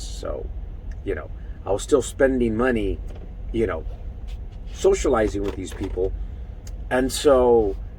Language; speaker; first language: English; native; English